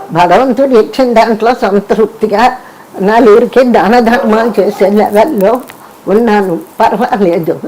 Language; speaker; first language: Telugu; native; Telugu